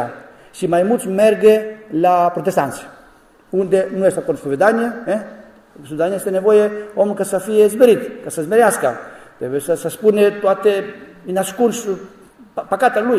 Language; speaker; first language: Romanian; non-native, learner; Greek